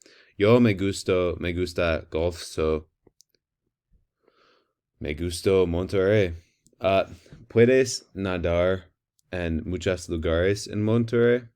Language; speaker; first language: Spanish; non-native, learner; English